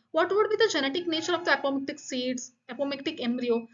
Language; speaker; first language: English; non-native, local second language; Kannada